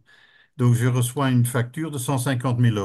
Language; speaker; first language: French; native; French